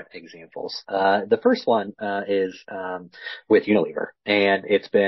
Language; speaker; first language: English; native; English